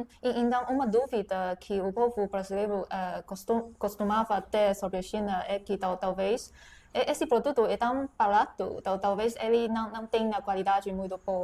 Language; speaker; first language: Portuguese; non-native, fluent; Chinese